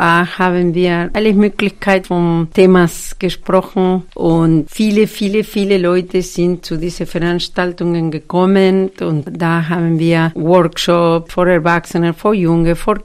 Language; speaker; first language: German; non-native, fluent; Spanish